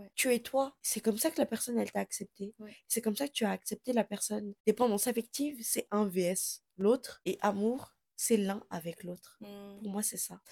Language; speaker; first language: French; non-native, local second language; Malagasy